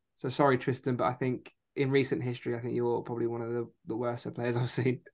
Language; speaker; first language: English; native; English